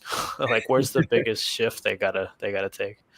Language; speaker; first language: English; native; English